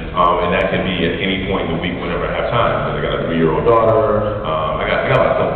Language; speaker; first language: English; native; English